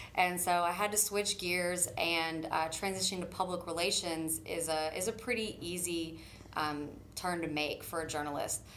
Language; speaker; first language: English; native; English